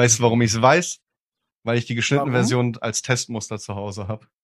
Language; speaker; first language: German; native; German